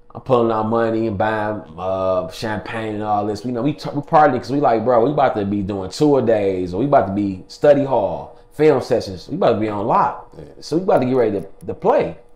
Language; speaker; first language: English; native; English